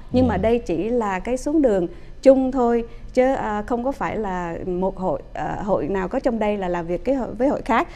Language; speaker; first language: Vietnamese; early bilingual, heritage; Vietnamese